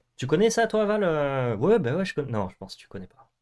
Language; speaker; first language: French; native; French